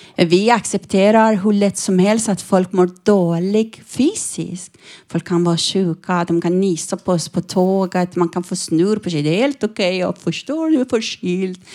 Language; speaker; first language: Swedish; non-native, fluent; Persian